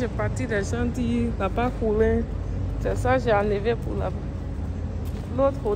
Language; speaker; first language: French; non-native, learner; English